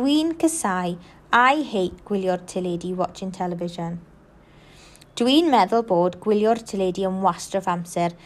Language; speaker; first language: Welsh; non-native, local second language; English